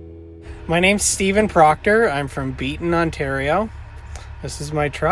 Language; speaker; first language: English; native; English